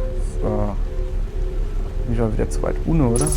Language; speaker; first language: German; native; German